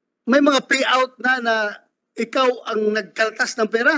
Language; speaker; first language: Filipino; native; Filipino